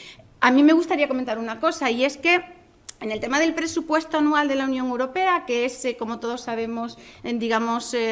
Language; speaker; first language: Spanish; native; Spanish